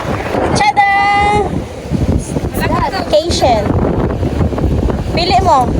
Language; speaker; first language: Filipino; non-native, local second language; Cebuano